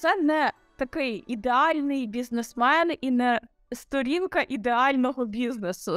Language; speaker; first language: Ukrainian; native; Ukrainian